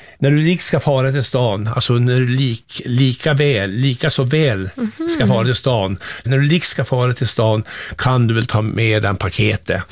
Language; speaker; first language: Swedish; native; Swedish